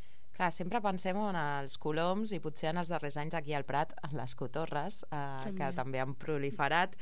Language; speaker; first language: Catalan; native; Catalan